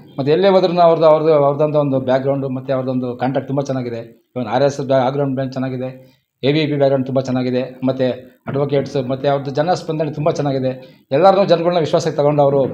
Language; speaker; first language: Kannada; native; Kannada